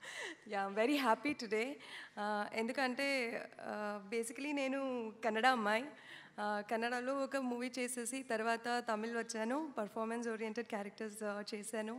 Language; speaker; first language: Telugu; non-native, learner; Kannada